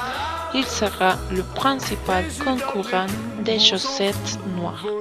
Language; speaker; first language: French; non-native, learner; Spanish